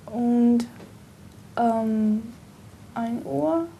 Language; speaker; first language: German; non-native, learner; Portuguese